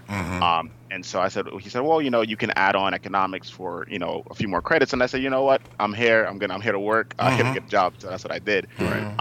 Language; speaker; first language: English; native; English